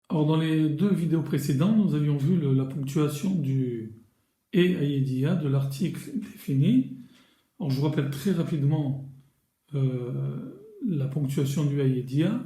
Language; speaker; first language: French; native; French